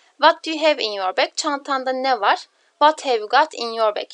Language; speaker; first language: English; non-native, fluent; Turkish